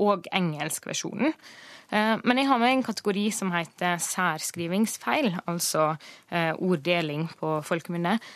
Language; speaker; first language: Norwegian; native; Norwegian